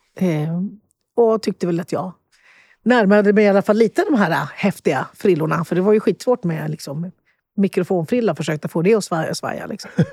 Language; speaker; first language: Swedish; early bilingual, other home language; Spanish